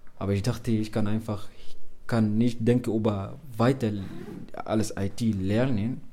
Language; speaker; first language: German; non-native, learner; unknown